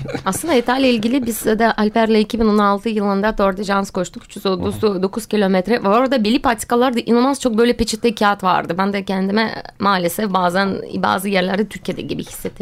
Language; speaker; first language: Turkish; non-native, fluent; Russian